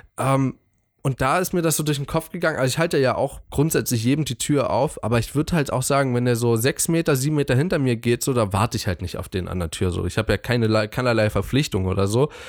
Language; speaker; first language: German; native; German